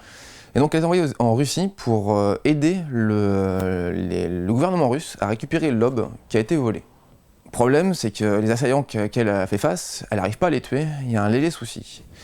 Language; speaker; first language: French; native; French